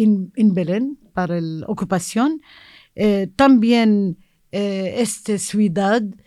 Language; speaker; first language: Spanish; non-native, learner; Arabic